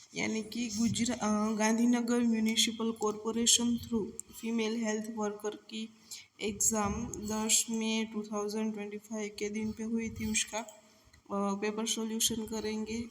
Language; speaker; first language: Hindi; non-native, local second language; Gujarati